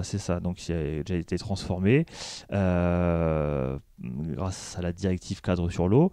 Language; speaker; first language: French; native; French